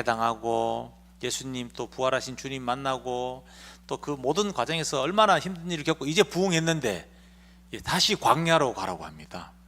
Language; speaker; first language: Korean; native; Korean